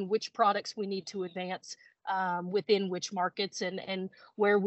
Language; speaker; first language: English; native; English